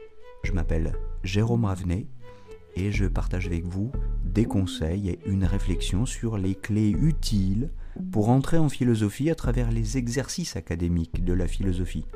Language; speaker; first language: French; native; French